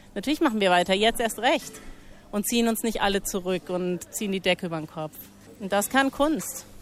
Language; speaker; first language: German; native; German